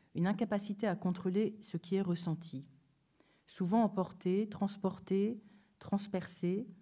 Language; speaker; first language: French; native; French